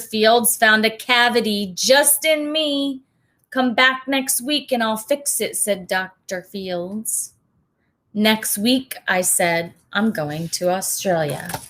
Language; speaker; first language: English; native; English